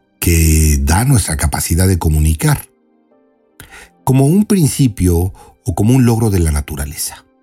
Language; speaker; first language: Spanish; native; Spanish